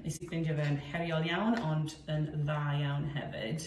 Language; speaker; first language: Welsh; non-native, fluent; English